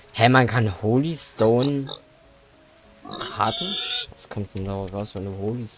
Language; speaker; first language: German; native; German